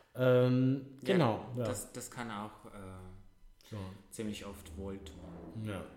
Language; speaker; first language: German; non-native, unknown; Russian